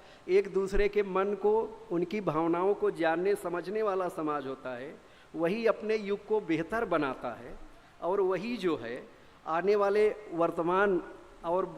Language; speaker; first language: Hindi; native; Hindi